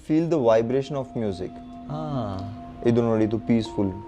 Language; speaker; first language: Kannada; non-native, local second language; Hindi